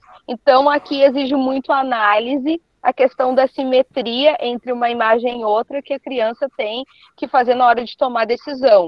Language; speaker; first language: Portuguese; native; Portuguese